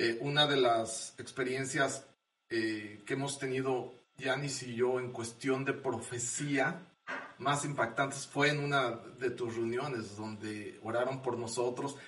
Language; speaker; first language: Spanish; native; Spanish